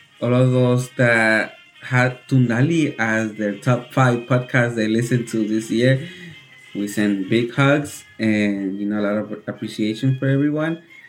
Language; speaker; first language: English; early bilingual, other home language; Spanish